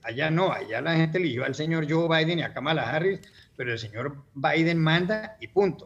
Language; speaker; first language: Spanish; native; Spanish